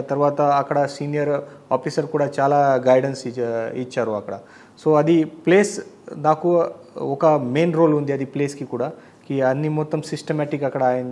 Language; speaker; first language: Telugu; non-native, learner; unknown